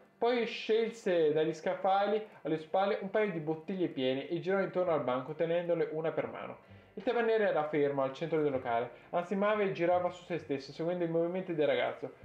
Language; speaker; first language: Italian; native; Italian